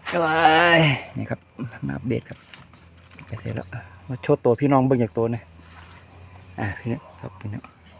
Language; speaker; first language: Thai; native; Thai